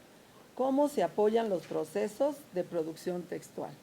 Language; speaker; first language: Spanish; native; Spanish